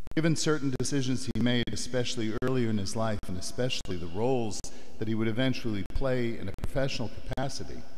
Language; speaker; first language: English; native; English